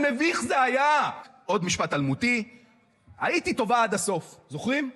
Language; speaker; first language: Hebrew; native; Hebrew